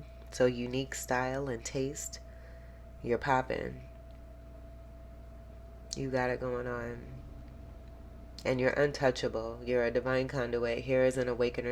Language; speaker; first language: English; native; English